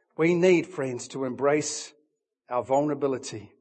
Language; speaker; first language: English; native; English